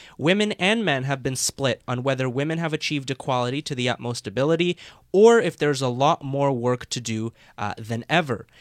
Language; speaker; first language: English; native; English